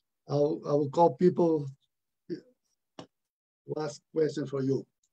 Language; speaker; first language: English; non-native, fluent; Portuguese